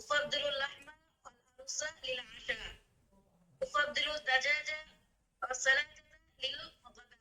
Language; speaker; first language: Arabic; non-native, learner; Bangla